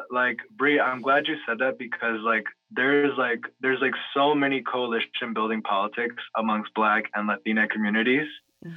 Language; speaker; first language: English; native; English